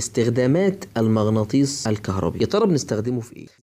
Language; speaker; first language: Arabic; native; Arabic